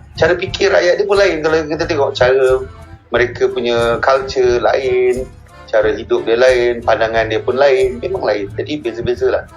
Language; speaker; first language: Malay; native; Malay